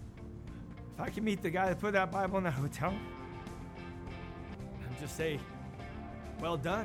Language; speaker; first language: English; native; English